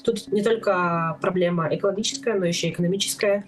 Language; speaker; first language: Russian; non-native, local second language; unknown